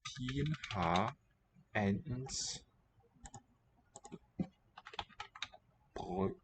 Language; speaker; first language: Danish; non-native, learner; English